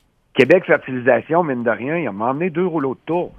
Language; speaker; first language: French; native; French